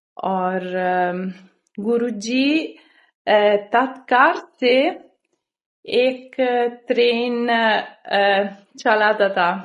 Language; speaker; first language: Hindi; non-native, learner; Italian